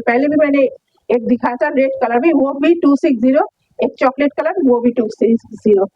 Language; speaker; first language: Hindi; non-native, local second language; Bangla